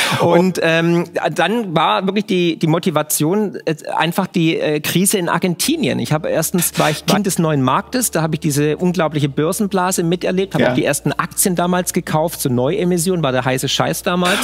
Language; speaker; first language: German; native; German